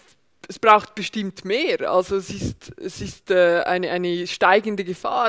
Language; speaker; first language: German; native; German